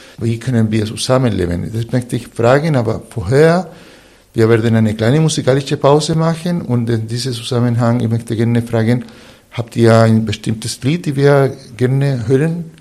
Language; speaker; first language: German; non-native, fluent; Spanish